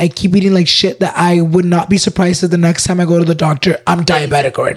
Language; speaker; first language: English; early bilingual, other home language; Spanish